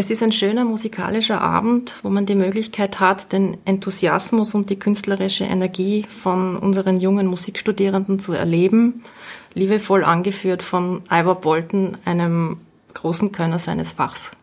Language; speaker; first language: German; native; German